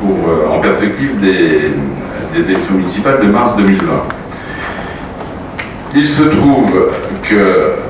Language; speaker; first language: French; native; French